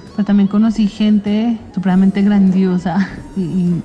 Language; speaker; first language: Spanish; native; Spanish